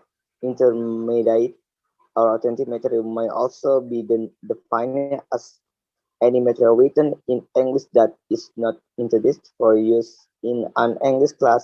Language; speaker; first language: English; non-native, learner; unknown